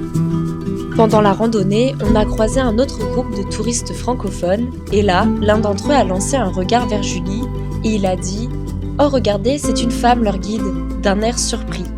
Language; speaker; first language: French; native; French